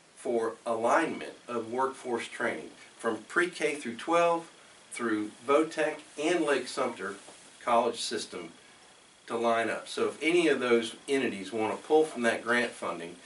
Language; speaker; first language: English; native; English